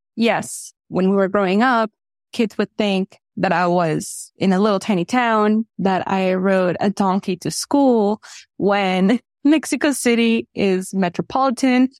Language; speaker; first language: English; early bilingual, other home language; Spanish